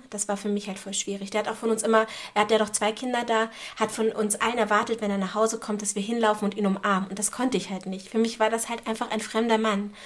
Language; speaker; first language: German; native; German